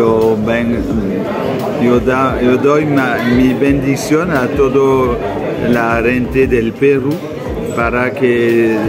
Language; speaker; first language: Spanish; non-native, learner; French